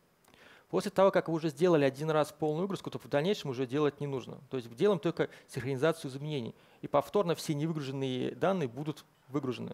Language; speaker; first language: Russian; native; Russian